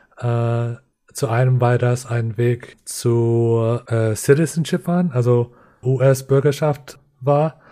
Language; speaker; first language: German; non-native, fluent; English